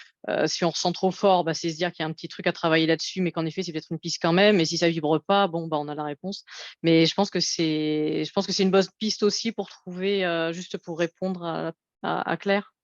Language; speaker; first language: French; native; French